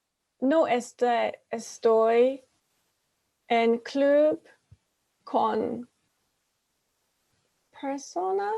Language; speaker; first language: Spanish; non-native, learner; English